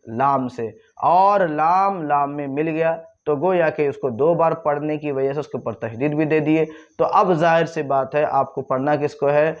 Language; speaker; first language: Urdu; native; Urdu